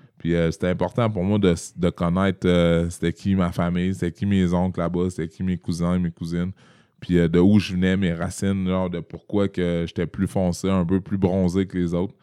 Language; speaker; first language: French; native; French